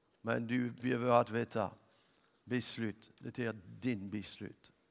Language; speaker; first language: Swedish; non-native, learner; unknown